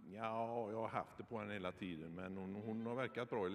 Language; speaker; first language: Swedish; native; Swedish